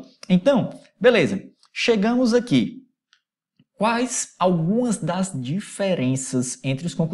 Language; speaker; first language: Portuguese; native; Portuguese